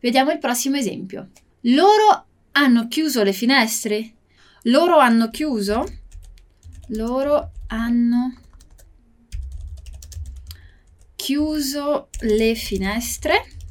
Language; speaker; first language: Italian; non-native, fluent; Portuguese